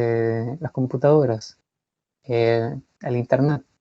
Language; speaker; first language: Spanish; native; Spanish